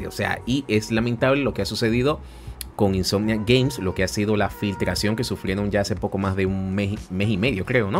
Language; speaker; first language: Spanish; native; Spanish